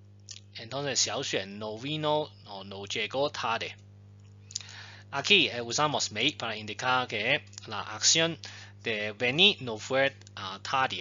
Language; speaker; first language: Spanish; non-native, fluent; Chinese